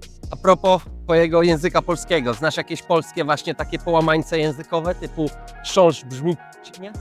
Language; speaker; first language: Polish; native; Polish